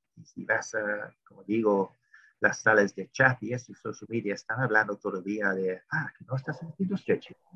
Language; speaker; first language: Spanish; non-native, fluent; English